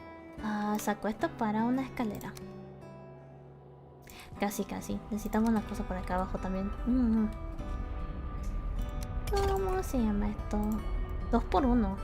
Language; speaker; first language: Spanish; early bilingual, heritage; Spanish